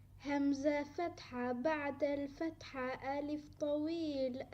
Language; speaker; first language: Arabic; non-native, learner; Somali